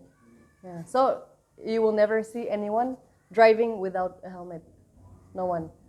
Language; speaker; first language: English; non-native, fluent; French